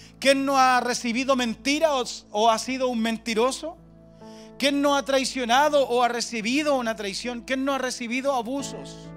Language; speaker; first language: Spanish; native; Spanish